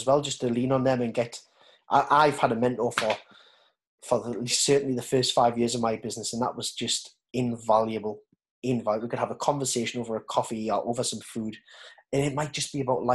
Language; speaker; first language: English; native; English